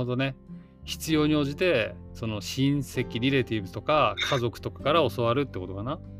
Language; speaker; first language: Japanese; native; Japanese